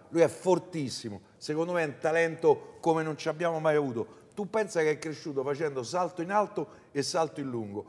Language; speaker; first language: Italian; native; Italian